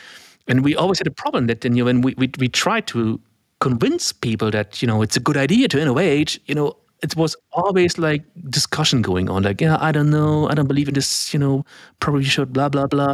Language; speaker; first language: English; non-native, fluent; German